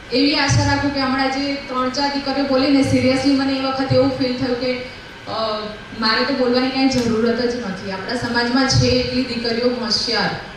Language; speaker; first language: Gujarati; native; Gujarati